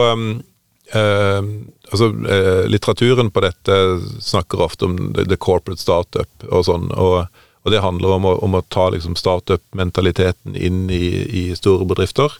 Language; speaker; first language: Norwegian; native; Norwegian